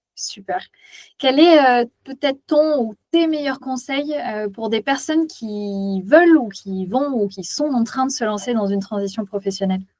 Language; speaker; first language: French; native; French